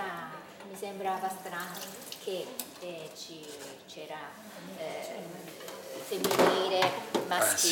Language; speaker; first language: Italian; non-native, fluent; Japanese